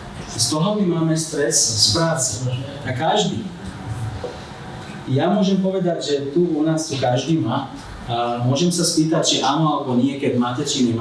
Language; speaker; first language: Slovak; non-native, fluent; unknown